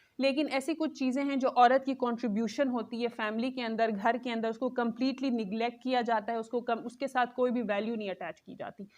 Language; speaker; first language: Urdu; non-native, local second language; Khowar